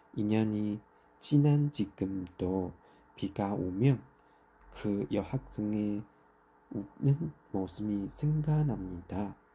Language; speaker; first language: Korean; non-native, learner; Chinese